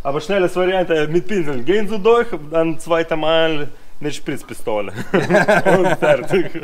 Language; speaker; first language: German; non-native, learner; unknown